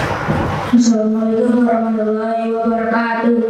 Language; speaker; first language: Indonesian; native; Indonesian